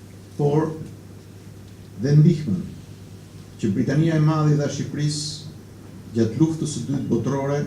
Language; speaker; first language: Albanian; native; Albanian